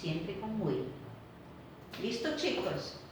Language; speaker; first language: Spanish; non-native, fluent; Portuguese